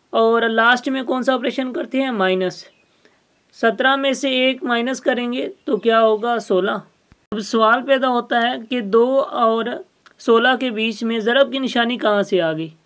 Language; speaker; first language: Urdu; non-native, local second language; Sindhi